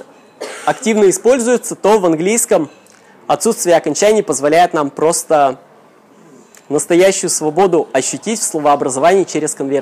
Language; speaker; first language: Russian; native; Russian